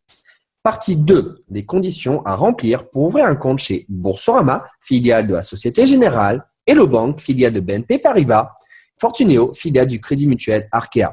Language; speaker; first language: French; native; French